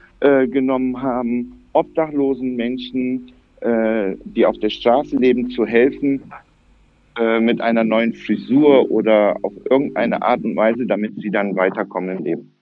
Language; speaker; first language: German; early bilingual, other home language; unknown